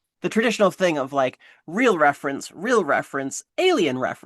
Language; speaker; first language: English; native; English